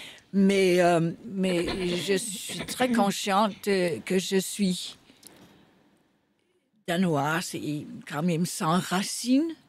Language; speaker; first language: French; non-native, fluent; Danish